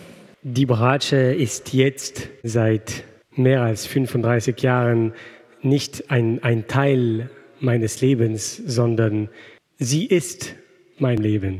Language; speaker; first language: German; non-native, fluent; French